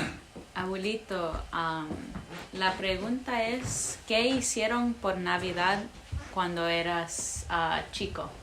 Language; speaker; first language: Spanish; early bilingual, heritage; English